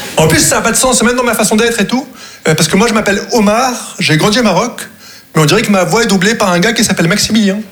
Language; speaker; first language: French; non-native, local second language; Arabic